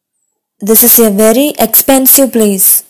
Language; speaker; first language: English; non-native, local second language; Tamil